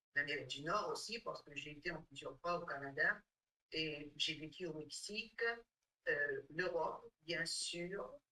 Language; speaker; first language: French; non-native, fluent; English